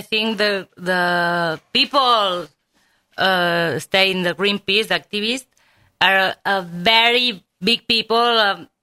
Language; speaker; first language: English; non-native, learner; Catalan